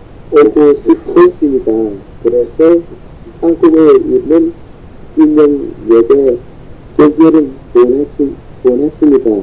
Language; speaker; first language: Korean; non-native, learner; Vietnamese